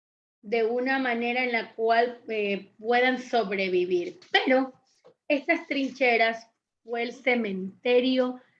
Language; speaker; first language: Spanish; native; Spanish